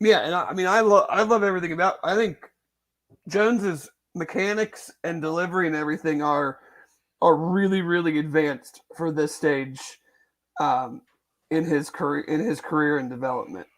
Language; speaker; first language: English; native; English